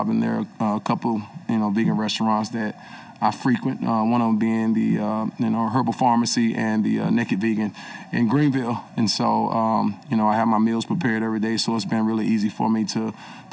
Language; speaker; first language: English; native; English